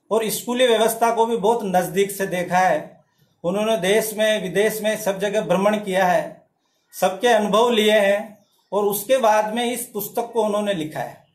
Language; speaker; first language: Hindi; native; Hindi